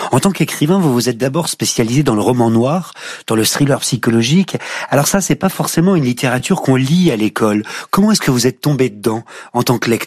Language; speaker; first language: French; native; French